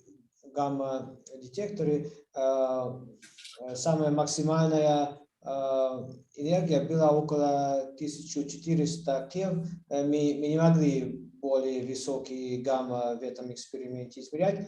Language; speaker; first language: Russian; non-native, fluent; Hungarian